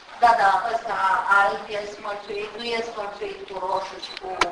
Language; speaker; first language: Romanian; native; Romanian